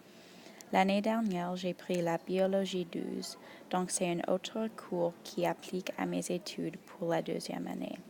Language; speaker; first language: French; non-native, local second language; English